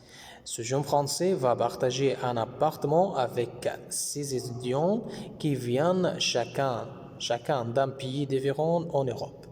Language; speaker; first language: French; non-native, fluent; Arabic